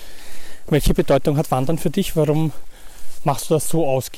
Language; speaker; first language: German; native; German